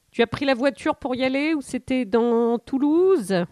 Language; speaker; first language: French; native; French